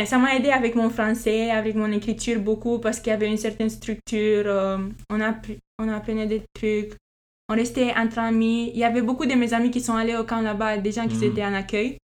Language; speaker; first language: French; non-native, fluent; Romanian